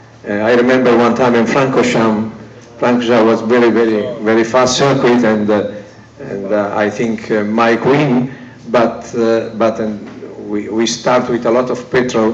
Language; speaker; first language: English; non-native, learner; Italian